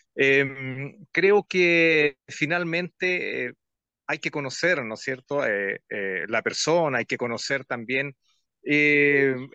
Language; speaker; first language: Spanish; native; Spanish